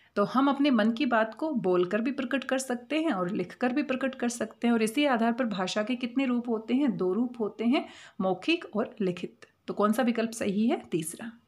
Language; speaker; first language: Hindi; native; Hindi